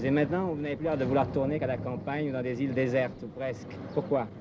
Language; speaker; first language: French; native; French